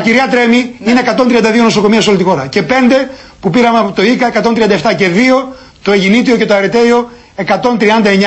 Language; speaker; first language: Greek; native; Greek